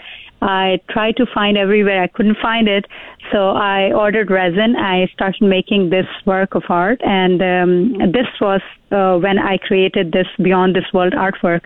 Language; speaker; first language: English; non-native, local second language; Urdu